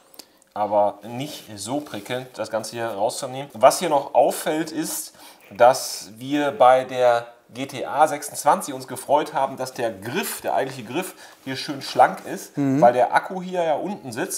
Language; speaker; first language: German; native; German